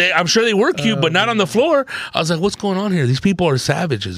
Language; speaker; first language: English; early bilingual, other home language; Spanish